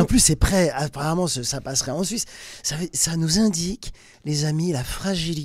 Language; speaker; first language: French; native; French